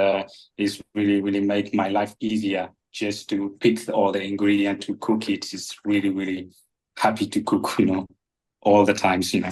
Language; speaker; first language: English; non-native, fluent; Burmese